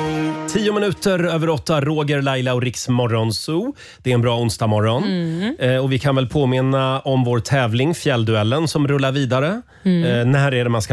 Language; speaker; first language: Swedish; native; Swedish